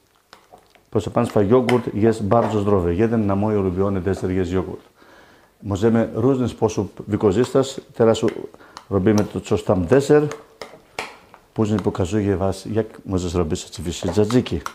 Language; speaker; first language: Polish; non-native, learner; Greek